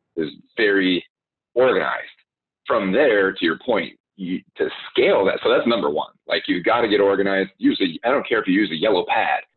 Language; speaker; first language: English; native; English